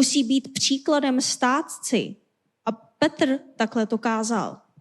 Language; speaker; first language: Czech; non-native, fluent; Korean